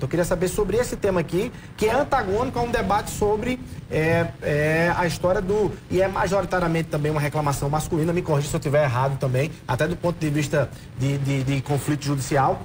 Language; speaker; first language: Portuguese; native; Portuguese